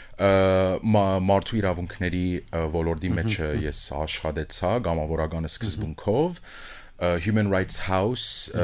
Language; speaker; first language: Armenian; early bilingual, heritage; Armenian